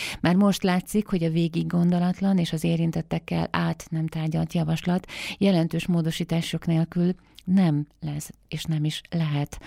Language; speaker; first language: Hungarian; native; Hungarian